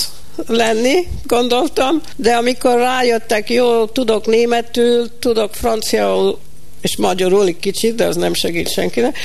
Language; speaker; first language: Hungarian; early bilingual, heritage; Hungarian